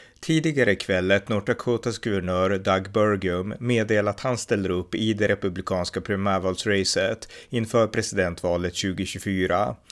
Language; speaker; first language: Swedish; native; Swedish